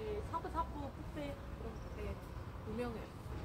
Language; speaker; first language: Korean; non-native, fluent; Vietnamese